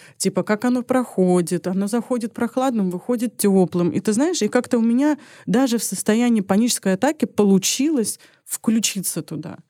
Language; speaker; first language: Russian; early bilingual, other home language; Armenian